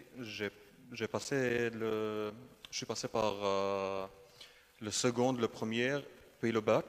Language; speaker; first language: French; non-native, fluent; Arabic